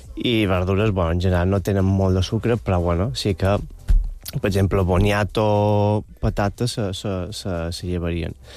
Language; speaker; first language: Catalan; native; Catalan